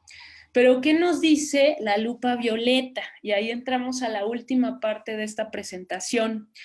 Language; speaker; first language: Spanish; native; Spanish